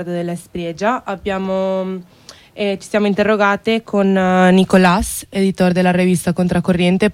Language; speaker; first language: Italian; non-native, fluent; Spanish